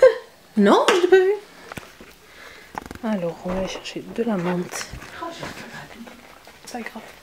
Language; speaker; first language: French; native; French